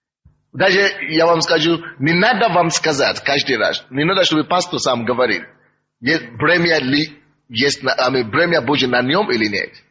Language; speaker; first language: Russian; non-native, fluent; Yoruba